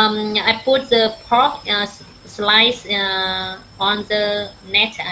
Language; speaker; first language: English; non-native, learner; Vietnamese